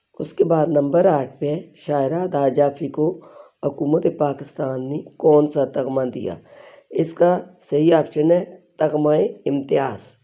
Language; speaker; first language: Urdu; non-native, local second language; Pashto